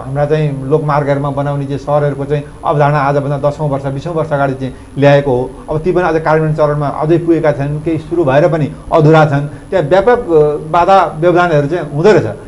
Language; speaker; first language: Nepali; native; Nepali